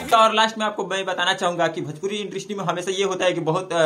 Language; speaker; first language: Hindi; non-native, local second language; Bhojpuri